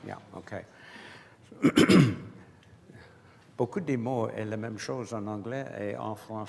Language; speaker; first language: French; non-native, learner; English